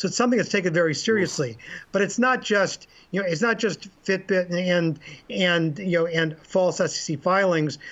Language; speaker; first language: English; native; English